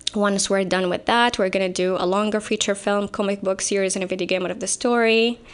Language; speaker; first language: English; non-native, fluent; Arabic